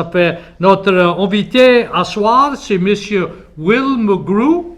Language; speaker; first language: French; native; French